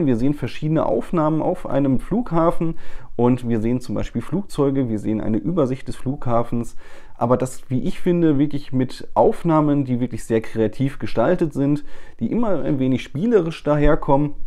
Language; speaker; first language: German; native; German